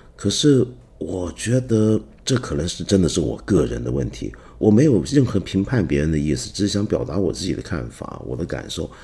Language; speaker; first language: Chinese; non-native, local second language; Cantonese